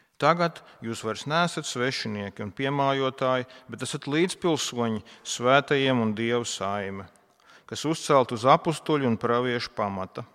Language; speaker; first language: Latvian; non-native, local second language; Russian